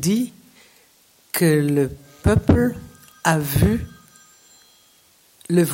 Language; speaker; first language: French; non-native, fluent; Hebrew